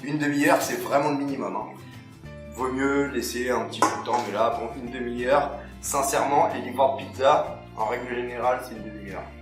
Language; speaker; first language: French; native; French